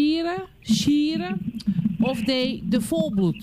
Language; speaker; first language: Dutch; native; Dutch